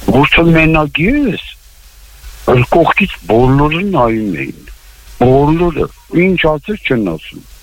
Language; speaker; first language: Armenian; native; Armenian